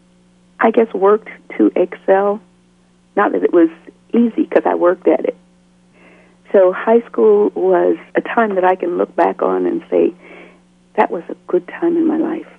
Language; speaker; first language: English; native; English